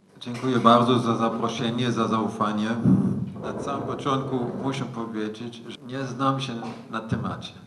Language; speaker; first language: Polish; non-native, fluent; German